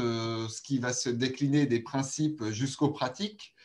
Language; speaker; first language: French; native; French